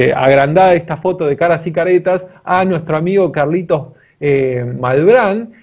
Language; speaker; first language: Spanish; native; Spanish